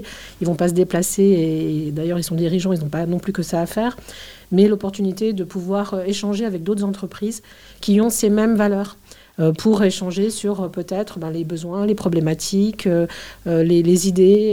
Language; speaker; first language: French; native; French